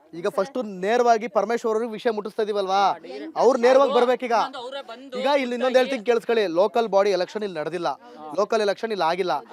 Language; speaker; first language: Kannada; native; Kannada